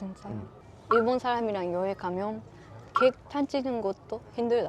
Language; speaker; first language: Korean; non-native, learner; Japanese